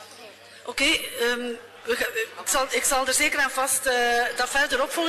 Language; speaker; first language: Dutch; native; Dutch